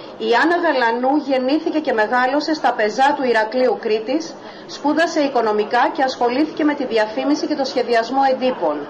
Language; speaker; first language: Greek; native; Greek